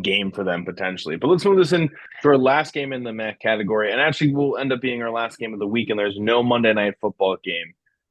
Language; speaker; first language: English; native; English